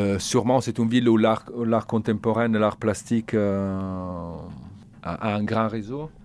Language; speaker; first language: French; non-native, fluent; Italian